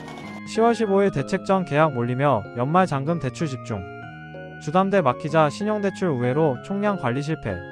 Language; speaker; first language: Korean; native; Korean